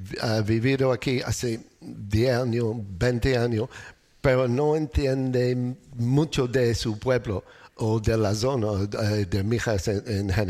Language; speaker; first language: Spanish; non-native, learner; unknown